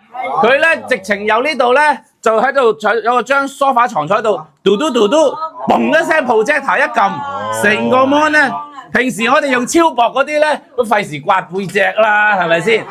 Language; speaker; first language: Cantonese; native; Cantonese